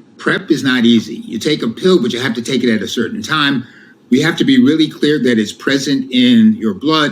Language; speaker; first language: English; native; English